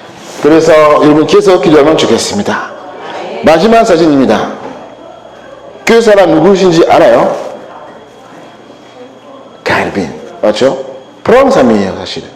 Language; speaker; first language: Korean; non-native, learner; French